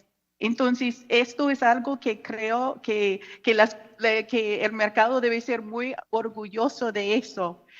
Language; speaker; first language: Spanish; non-native, fluent; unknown